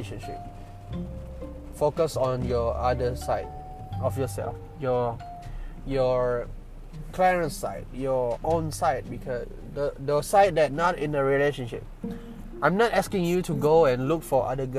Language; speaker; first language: English; non-native, local second language; Malay